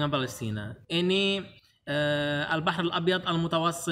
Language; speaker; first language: Indonesian; non-native, learner; Arabic